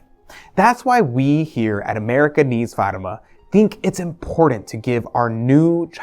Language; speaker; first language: English; native; English